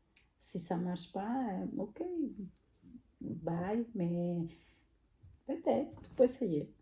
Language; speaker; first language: French; non-native, fluent; Spanish